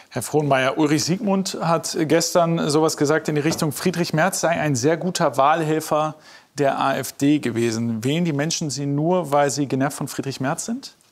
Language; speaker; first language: German; native; German